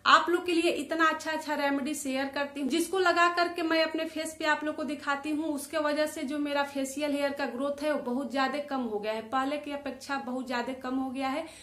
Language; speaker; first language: Hindi; native; Hindi